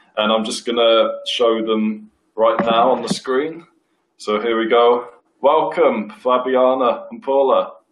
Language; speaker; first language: English; native; English